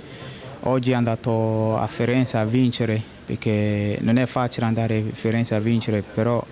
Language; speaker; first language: Italian; non-native, fluent; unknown